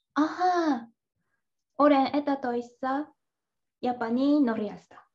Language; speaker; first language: Finnish; non-native, learner; Vietnamese